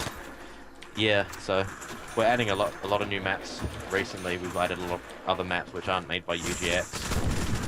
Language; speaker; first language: English; native; English